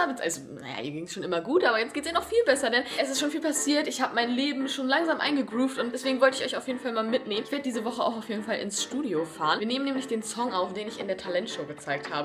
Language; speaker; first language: German; native; German